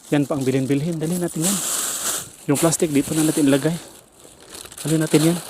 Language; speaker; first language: Filipino; native; Filipino